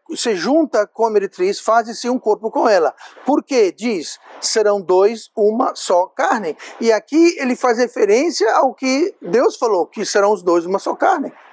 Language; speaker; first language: Portuguese; non-native, fluent; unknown